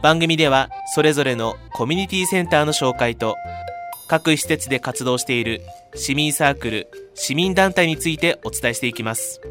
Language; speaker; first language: Japanese; native; Japanese